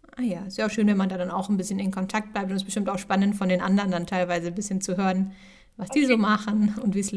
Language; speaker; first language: German; native; German